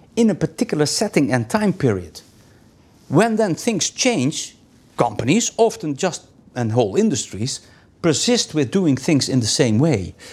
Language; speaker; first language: English; non-native, fluent; Dutch